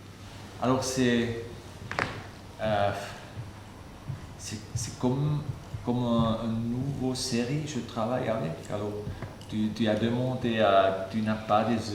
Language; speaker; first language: French; non-native, fluent; German